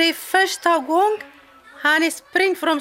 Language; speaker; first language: Swedish; non-native, learner; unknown